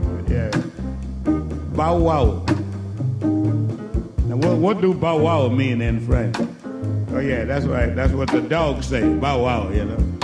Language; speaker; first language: English; native; English